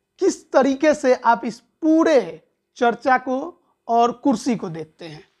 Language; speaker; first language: Hindi; native; Hindi